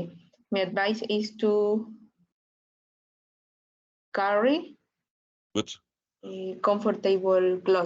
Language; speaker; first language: English; non-native, learner; Spanish